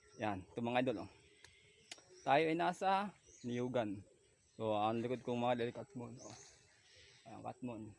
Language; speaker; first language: Filipino; native; Filipino